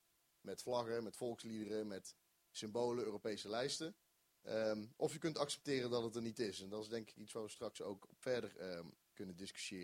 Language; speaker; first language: Dutch; native; Dutch